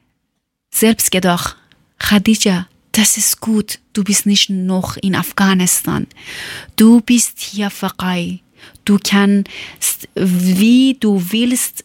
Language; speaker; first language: German; non-native, learner; Persian